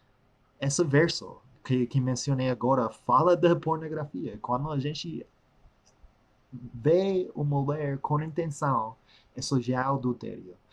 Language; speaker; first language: Portuguese; non-native, fluent; English